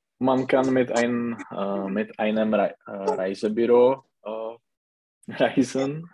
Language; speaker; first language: German; non-native, learner; Czech